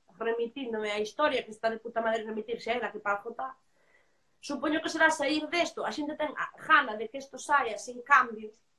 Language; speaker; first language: Galician; non-native, local second language; Spanish